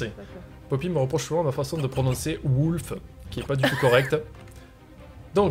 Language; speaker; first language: French; native; French